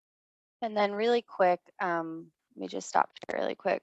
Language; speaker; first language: English; native; English